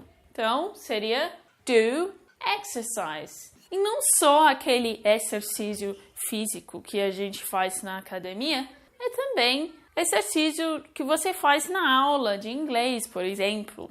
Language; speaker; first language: Portuguese; non-native, fluent; English